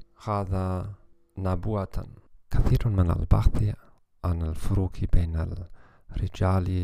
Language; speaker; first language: Arabic; non-native, learner; German